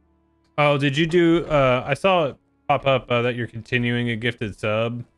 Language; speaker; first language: English; native; English